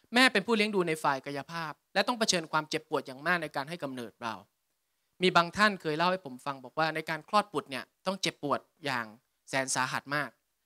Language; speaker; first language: Thai; native; Thai